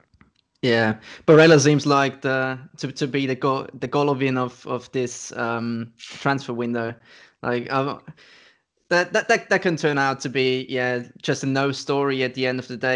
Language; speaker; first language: English; non-native, fluent; German